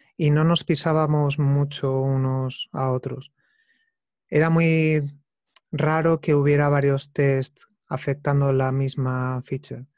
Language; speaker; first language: Spanish; native; Spanish